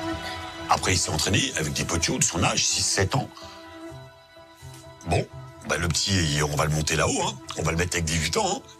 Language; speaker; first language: French; native; French